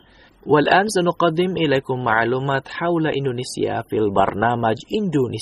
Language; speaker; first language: Arabic; non-native, fluent; Indonesian